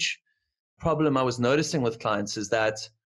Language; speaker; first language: English; native; English